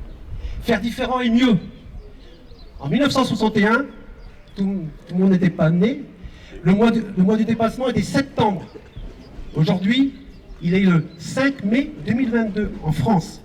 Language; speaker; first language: French; native; French